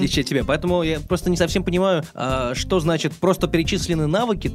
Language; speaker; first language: Russian; native; Russian